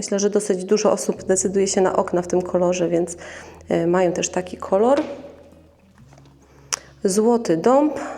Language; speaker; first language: Polish; native; Polish